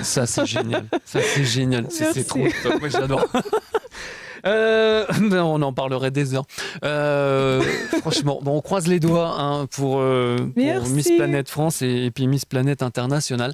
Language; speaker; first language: French; native; French